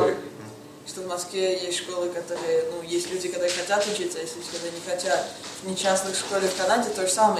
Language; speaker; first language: Russian; early bilingual, heritage; Russian